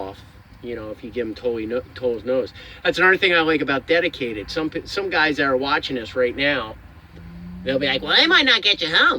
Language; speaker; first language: English; native; English